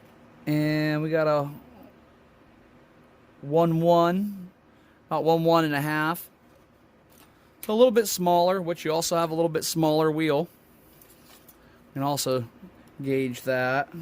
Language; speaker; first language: English; native; English